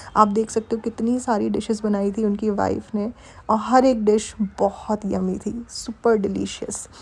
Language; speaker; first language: Hindi; native; Hindi